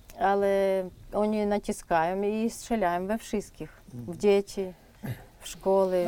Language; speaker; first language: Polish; non-native, fluent; Ukrainian